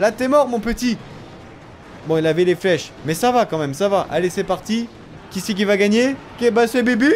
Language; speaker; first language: French; native; French